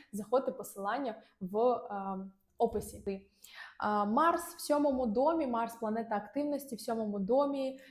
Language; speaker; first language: Ukrainian; non-native, local second language; Russian